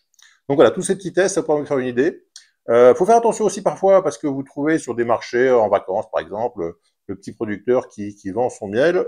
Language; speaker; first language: French; native; French